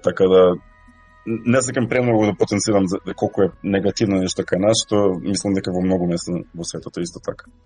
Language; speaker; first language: Macedonian; native; Macedonian